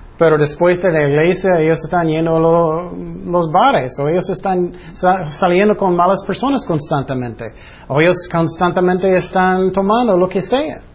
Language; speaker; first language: Spanish; non-native, fluent; English